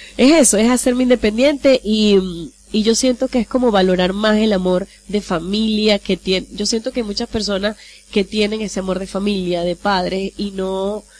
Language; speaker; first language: Spanish; native; Spanish